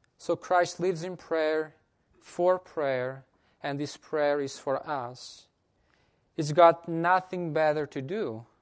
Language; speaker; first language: English; non-native, fluent; Portuguese